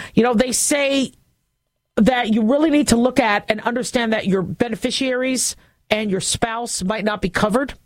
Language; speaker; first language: English; native; English